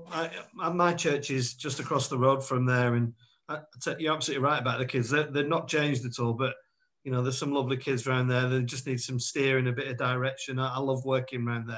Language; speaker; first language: English; native; English